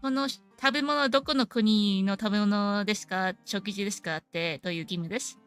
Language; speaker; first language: Japanese; non-native, learner; English